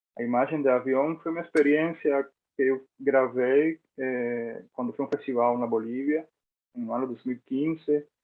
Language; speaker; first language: Portuguese; non-native, fluent; Spanish